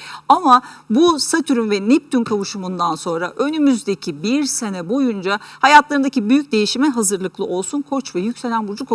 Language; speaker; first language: Turkish; native; Turkish